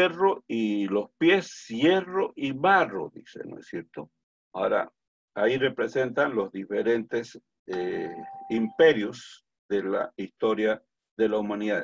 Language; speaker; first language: Spanish; native; Spanish